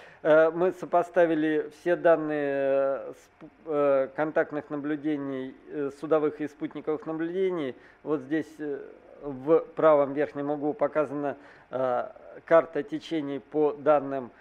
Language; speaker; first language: Russian; native; Russian